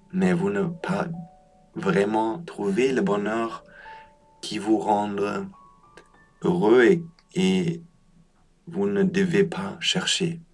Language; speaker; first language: French; non-native, learner; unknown